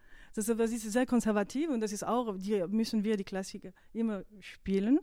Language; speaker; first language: German; non-native, fluent; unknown